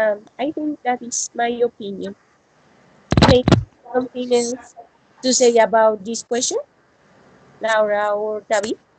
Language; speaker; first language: English; non-native, learner; Spanish